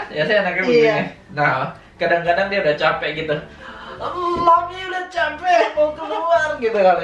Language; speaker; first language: Indonesian; native; Indonesian